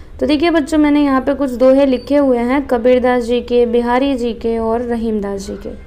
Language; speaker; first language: Hindi; non-native, local second language; Marathi